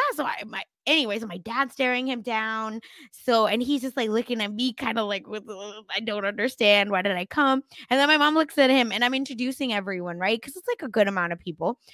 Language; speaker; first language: English; early bilingual, other home language; Hindi